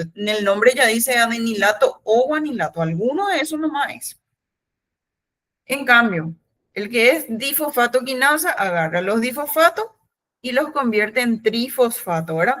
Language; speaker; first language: Spanish; native; Spanish